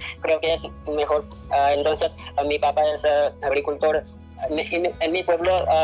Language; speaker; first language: Spanish; non-native, learner; Hindi